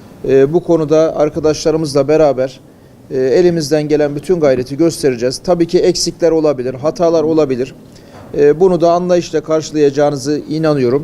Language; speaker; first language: Turkish; native; Turkish